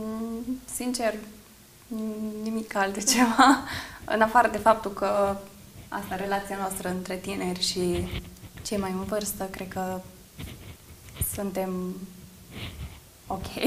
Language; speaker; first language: Romanian; native; Romanian